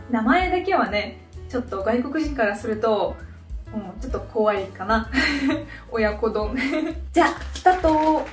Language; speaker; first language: Japanese; non-native, fluent; Russian